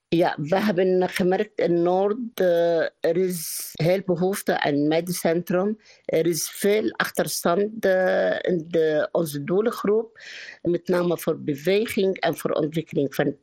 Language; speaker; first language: Dutch; non-native, learner; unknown